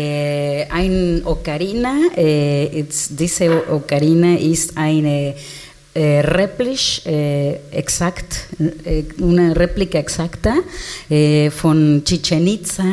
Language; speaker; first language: German; non-native, learner; Spanish